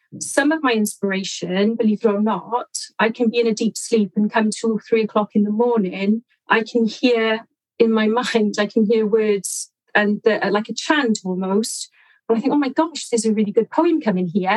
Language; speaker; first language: English; native; English